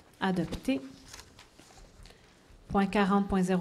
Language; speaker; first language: French; native; French